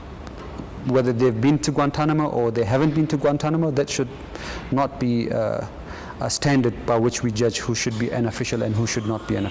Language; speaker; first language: English; non-native, fluent; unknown